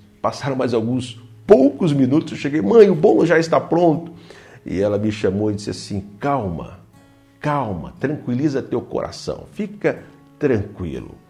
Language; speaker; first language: Portuguese; native; Portuguese